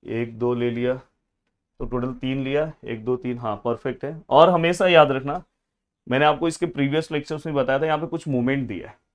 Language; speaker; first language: Hindi; non-native, local second language; Marathi